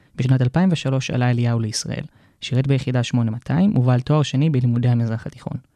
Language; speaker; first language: Hebrew; non-native, fluent; Persian